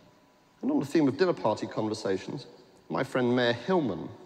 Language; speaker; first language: English; native; English